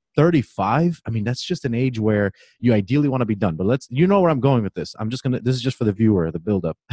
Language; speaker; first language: English; native; English